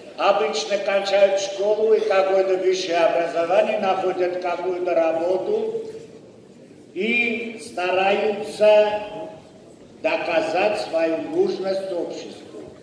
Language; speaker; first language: Russian; non-native, local second language; Armenian